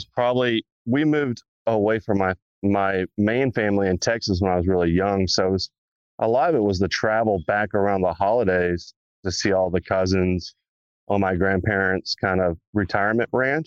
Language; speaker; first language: English; native; English